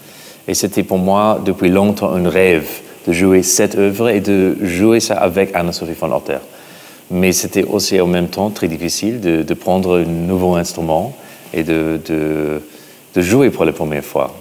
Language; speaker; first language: French; non-native, fluent; English